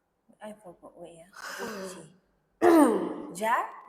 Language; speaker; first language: English; non-native, local second language; Indonesian